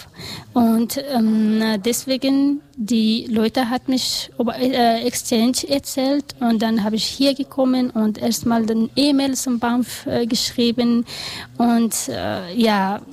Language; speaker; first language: German; non-native, learner; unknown